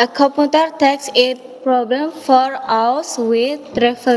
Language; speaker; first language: English; non-native, learner; Indonesian